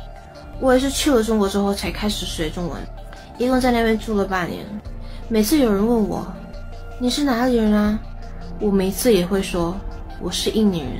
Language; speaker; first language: Chinese; non-native, fluent; Indonesian